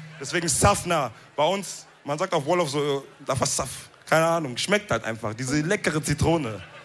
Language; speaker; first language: German; early bilingual, other home language; Wolof